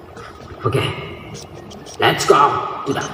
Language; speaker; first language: English; non-native, learner; Indonesian